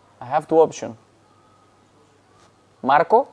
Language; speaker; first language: English; non-native, learner; Spanish